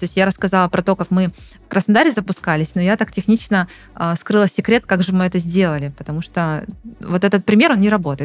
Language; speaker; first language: Russian; native; Russian